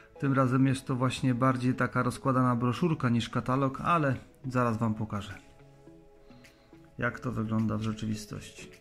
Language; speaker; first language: Polish; native; Polish